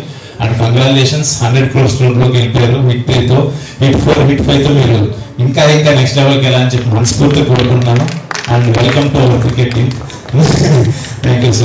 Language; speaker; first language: Telugu; native; Telugu